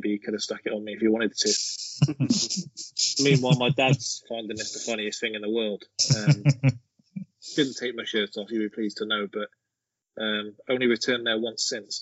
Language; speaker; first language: English; native; English